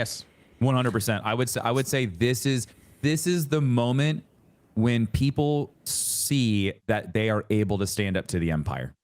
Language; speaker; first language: English; native; English